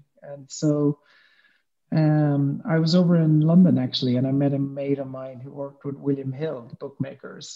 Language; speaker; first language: English; native; English